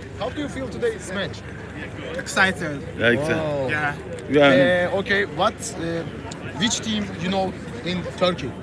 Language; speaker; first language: English; non-native, learner; Turkish